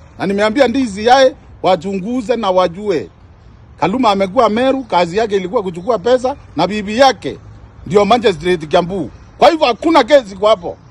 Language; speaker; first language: Swahili; non-native, local second language; Meru